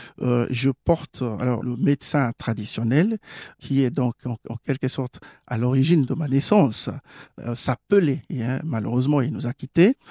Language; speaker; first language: French; non-native, fluent; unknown